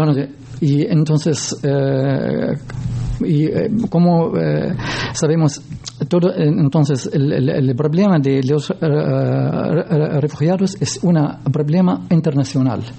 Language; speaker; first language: Spanish; non-native, learner; Arabic